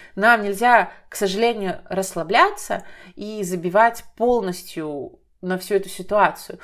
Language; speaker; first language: Russian; native; Russian